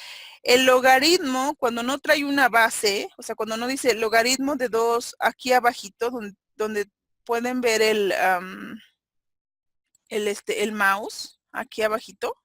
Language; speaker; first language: Spanish; native; Spanish